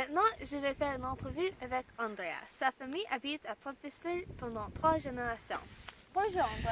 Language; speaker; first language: French; non-native, learner; English